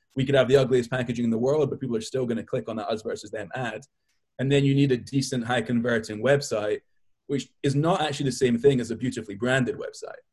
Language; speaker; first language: English; native; English